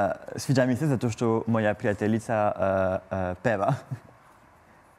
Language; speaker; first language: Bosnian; non-native, learner; French